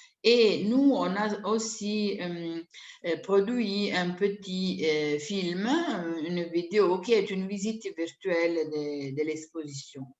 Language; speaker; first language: French; non-native, fluent; Italian